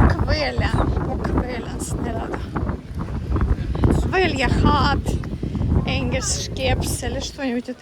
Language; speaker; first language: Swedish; non-native, learner; Russian